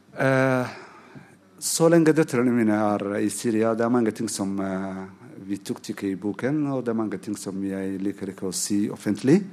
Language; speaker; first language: Norwegian; non-native, fluent; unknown